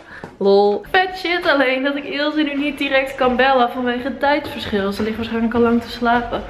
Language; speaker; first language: Dutch; native; Dutch